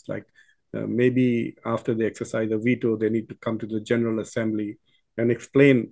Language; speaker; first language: English; non-native, local second language; Urdu